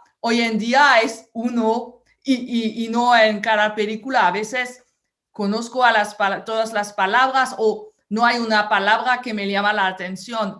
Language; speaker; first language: Spanish; non-native, fluent; French